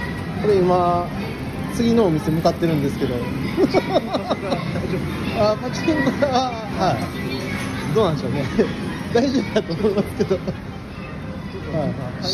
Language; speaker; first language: Japanese; native; Japanese